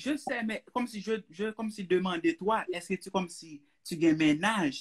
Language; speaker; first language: French; non-native, learner; Haitian Creole